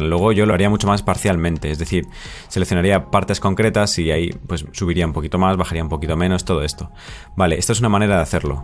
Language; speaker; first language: Spanish; native; Spanish